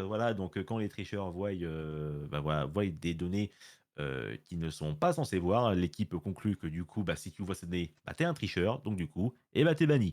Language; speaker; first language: French; native; French